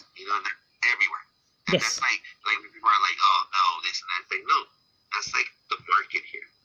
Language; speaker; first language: English; early bilingual, other home language; Spanish